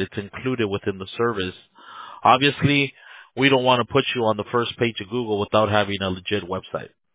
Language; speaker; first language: English; early bilingual, other home language; Spanish